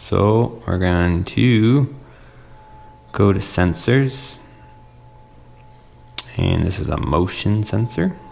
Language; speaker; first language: English; native; English